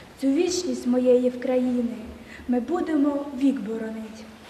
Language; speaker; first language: Ukrainian; native; Ukrainian